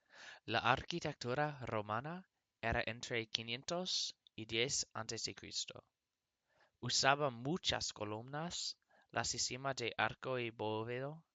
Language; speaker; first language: Spanish; non-native, learner; English